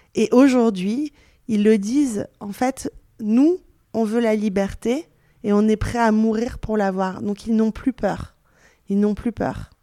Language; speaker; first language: French; native; French